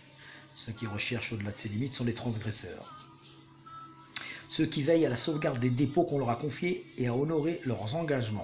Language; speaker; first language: French; native; French